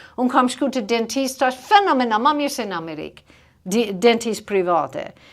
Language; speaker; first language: Albanian; non-native, fluent; English